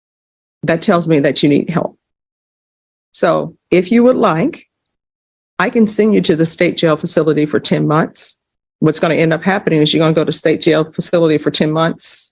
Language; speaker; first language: English; native; English